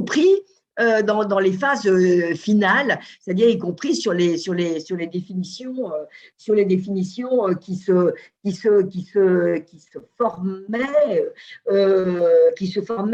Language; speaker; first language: French; native; French